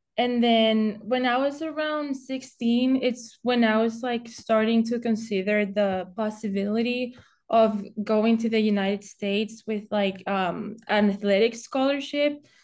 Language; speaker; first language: English; non-native, fluent; Spanish